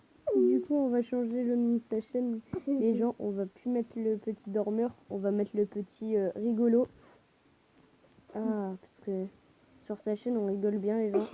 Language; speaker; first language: French; native; French